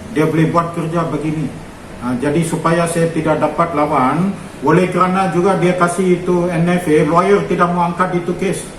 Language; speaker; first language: Malay; non-native, local second language; Tamil